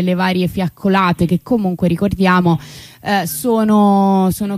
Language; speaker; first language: Italian; native; Italian